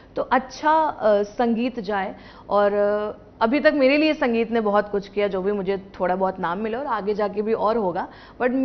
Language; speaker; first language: Hindi; native; Hindi